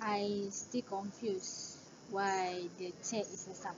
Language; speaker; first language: English; non-native, learner; Malay